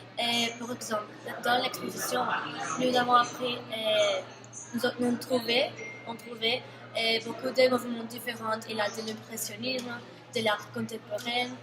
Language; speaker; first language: French; non-native, learner; Spanish